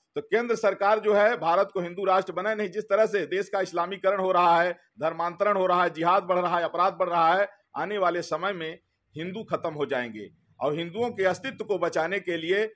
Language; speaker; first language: Hindi; native; Hindi